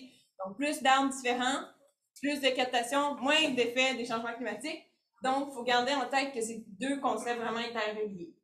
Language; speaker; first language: French; native; French